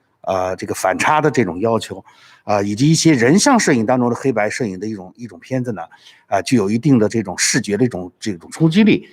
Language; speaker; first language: Chinese; native; Chinese